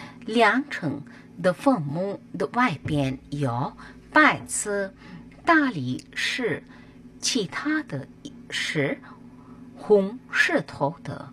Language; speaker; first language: Chinese; non-native, fluent; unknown